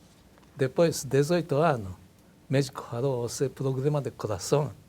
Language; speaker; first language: Portuguese; non-native, learner; Japanese